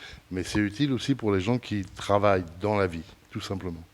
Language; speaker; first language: French; early bilingual, other home language; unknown